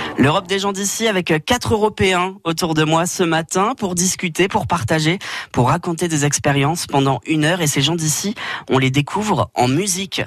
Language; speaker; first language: French; native; French